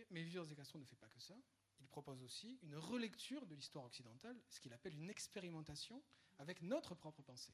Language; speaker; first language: French; native; French